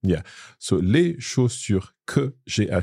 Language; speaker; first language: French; non-native, fluent; English